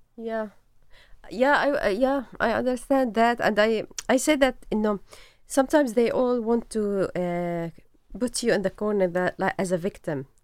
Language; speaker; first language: English; non-native, learner; Arabic